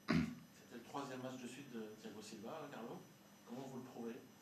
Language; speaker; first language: French; native; French